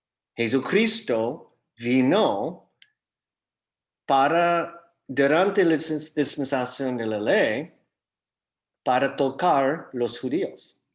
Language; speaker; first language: Spanish; non-native, fluent; English